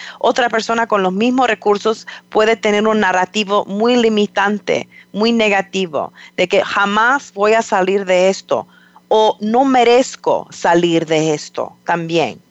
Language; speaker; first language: Spanish; non-native, fluent; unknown